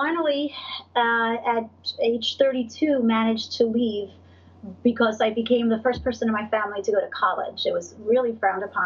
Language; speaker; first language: English; native; English